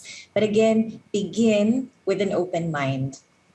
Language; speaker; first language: English; non-native, local second language; Filipino